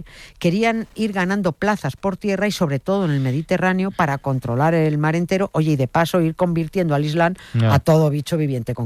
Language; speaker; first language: Spanish; native; Spanish